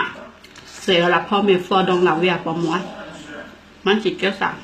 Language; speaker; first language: French; non-native, learner; Thai